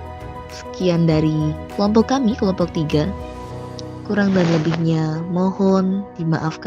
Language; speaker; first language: Indonesian; native; Indonesian